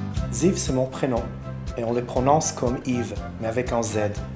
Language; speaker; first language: French; non-native, fluent; Hebrew